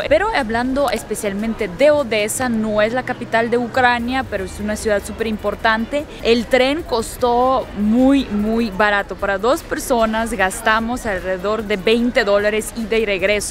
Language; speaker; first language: Spanish; early bilingual, heritage; Russian